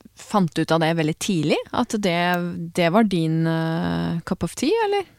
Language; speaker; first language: Norwegian; native; Norwegian